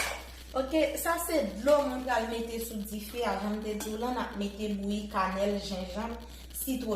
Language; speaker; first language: French; non-native, learner; Haitian Creole